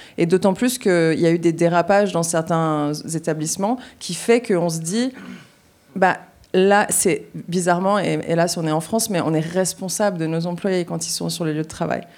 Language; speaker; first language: French; native; French